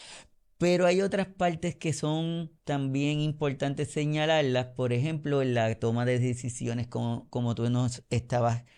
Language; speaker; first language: Spanish; native; Spanish